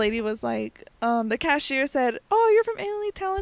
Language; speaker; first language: English; early bilingual, other home language; Spanish